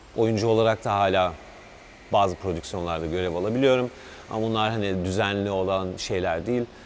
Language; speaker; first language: Turkish; early bilingual, heritage; Turkish